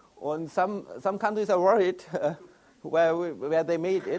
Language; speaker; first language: English; non-native, fluent; German